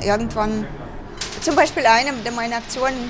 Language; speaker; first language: German; non-native, fluent; Russian